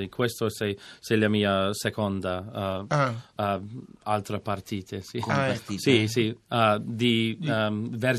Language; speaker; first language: Italian; non-native, learner; English